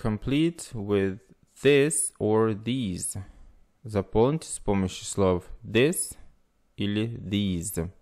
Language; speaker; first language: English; non-native, fluent; Russian